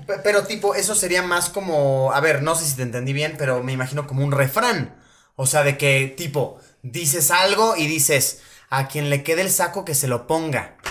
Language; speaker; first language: Spanish; native; Spanish